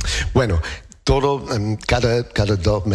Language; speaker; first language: Spanish; non-native, learner; English